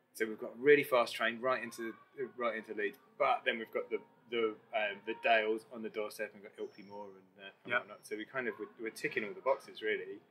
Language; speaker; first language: English; native; English